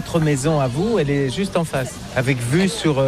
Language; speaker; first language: French; native; French